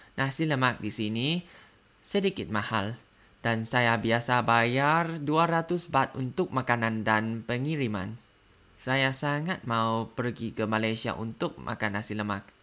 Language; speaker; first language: Indonesian; non-native, learner; Thai